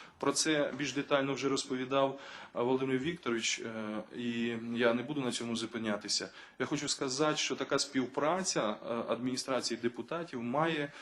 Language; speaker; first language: Ukrainian; native; Ukrainian